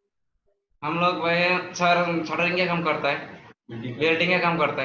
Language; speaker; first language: Hindi; non-native, local second language; Bangla